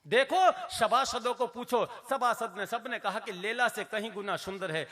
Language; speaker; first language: Hindi; non-native, local second language; Gujarati